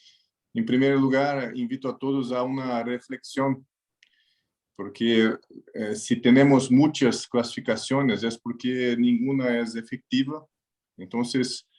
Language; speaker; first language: Spanish; non-native, learner; Portuguese